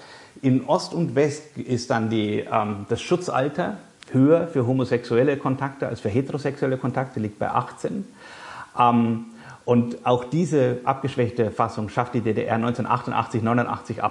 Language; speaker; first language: German; native; German